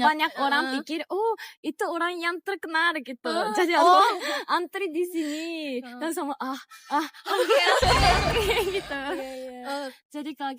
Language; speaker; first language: Indonesian; non-native, fluent; Japanese